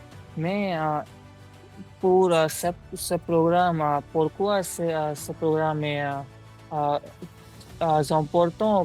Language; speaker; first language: French; non-native, learner; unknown